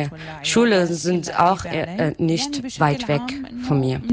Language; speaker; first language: German; non-native, learner; Arabic